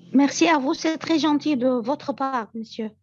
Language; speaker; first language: French; non-native, learner; Arabic